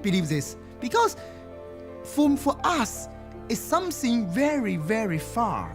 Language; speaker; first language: English; non-native, learner; Chinese